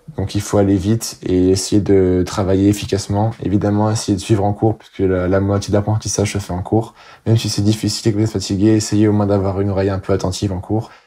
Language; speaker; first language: French; native; French